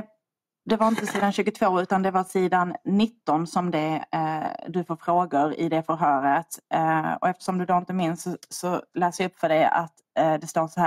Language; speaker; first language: Swedish; native; Swedish